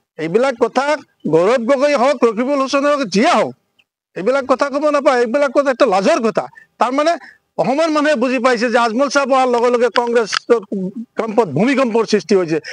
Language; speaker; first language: Assamese; non-native, local second language; Bangla